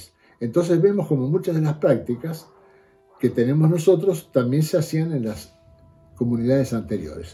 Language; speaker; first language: Spanish; native; Spanish